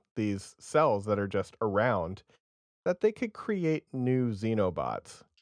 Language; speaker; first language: English; native; English